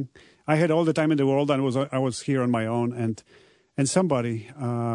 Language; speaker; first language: English; non-native, fluent; Polish